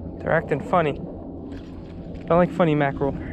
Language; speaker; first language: English; native; English